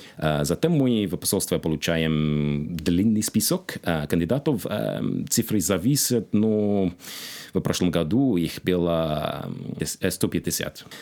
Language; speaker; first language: Russian; non-native, fluent; English